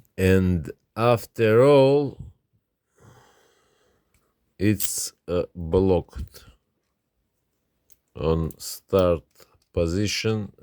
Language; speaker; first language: English; non-native, learner; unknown